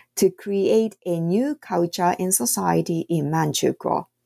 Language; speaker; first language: English; non-native, fluent; Japanese